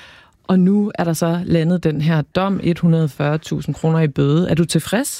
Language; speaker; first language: Danish; native; Danish